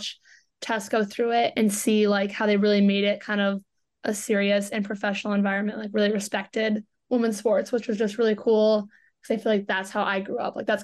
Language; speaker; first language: English; native; English